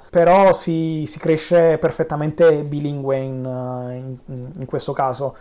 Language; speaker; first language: Italian; native; Italian